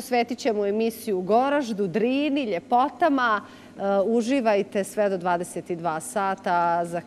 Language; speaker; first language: Bosnian; native; Bosnian